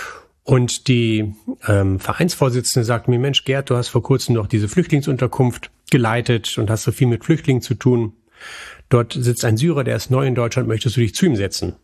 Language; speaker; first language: German; native; German